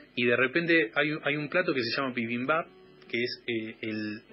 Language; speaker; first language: Spanish; native; Spanish